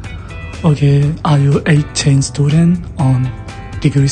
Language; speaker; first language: English; non-native, learner; Burmese